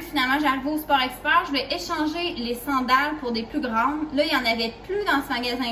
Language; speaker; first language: French; native; French